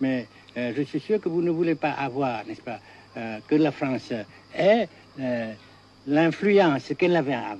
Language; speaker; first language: French; non-native, fluent; Vietnamese